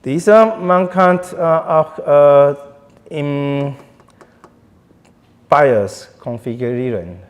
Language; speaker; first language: German; non-native, learner; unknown